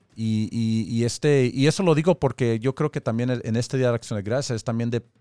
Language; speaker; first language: Spanish; early bilingual, heritage; Spanish